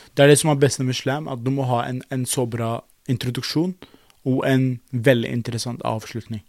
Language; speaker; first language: Norwegian; non-native, fluent; Arabic